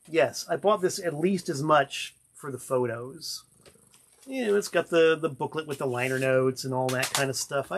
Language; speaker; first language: English; native; English